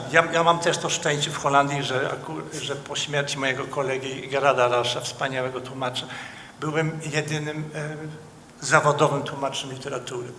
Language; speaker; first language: Polish; non-native, fluent; Dutch